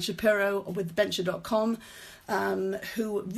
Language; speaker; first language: English; native; English